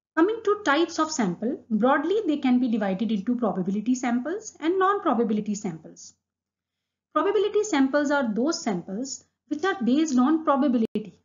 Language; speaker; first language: English; non-native, local second language; Hindi